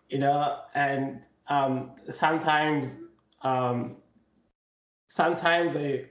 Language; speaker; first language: English; non-native, local second language; Nyanja